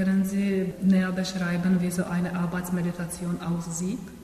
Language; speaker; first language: German; non-native, fluent; Czech